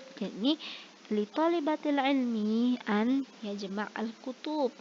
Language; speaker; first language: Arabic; non-native, fluent; Indonesian